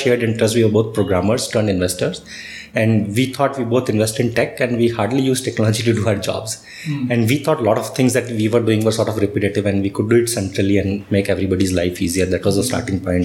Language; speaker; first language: English; non-native, local second language; Marwari